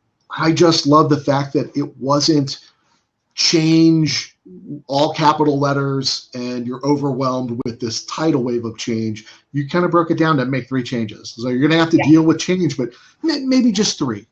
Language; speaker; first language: English; native; English